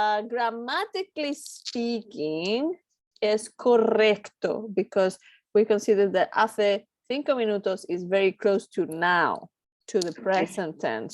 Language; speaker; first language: English; non-native, fluent; Spanish